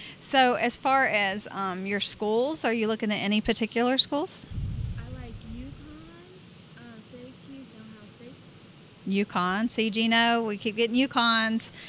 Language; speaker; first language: English; native; English